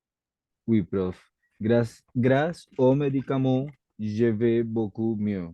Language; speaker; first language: French; non-native, learner; Spanish